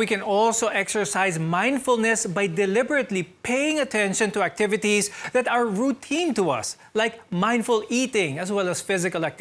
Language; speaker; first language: English; non-native, local second language; Filipino